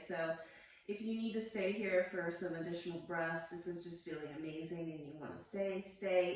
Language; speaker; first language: English; native; English